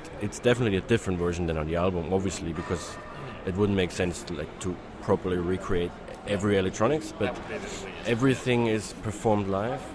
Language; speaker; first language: English; non-native, fluent; German